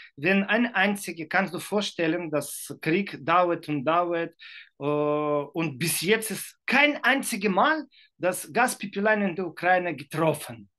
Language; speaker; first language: German; non-native, learner; Ukrainian